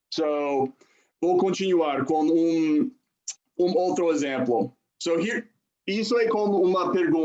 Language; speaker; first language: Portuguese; non-native, fluent; English